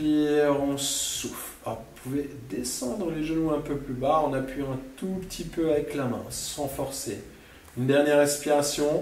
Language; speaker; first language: French; native; French